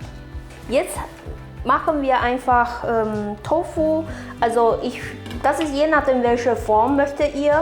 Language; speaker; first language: German; non-native, fluent; Chinese